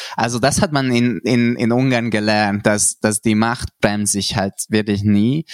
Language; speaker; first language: German; non-native, fluent; Hungarian